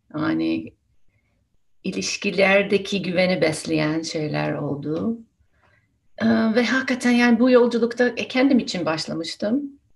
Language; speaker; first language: Turkish; non-native, fluent; English